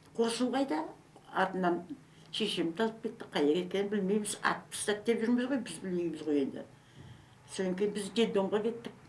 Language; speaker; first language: Kazakh; native; Kazakh